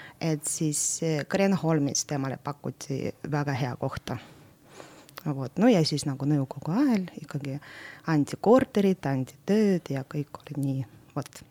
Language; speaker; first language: Estonian; non-native, local second language; Russian